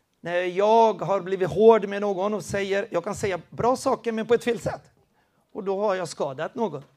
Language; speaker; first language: Swedish; non-native, fluent; Spanish